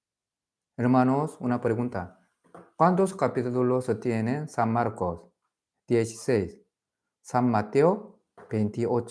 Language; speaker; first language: Spanish; non-native, fluent; Korean